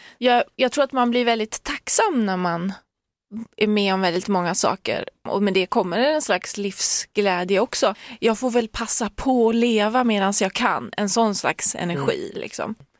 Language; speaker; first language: Swedish; early bilingual, other home language; Persian